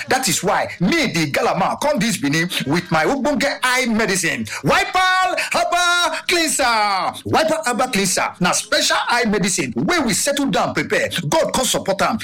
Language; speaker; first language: Nigerian Pidgin; non-native, local second language; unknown